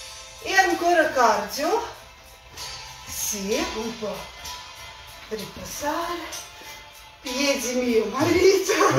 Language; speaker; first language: Italian; non-native, learner; Russian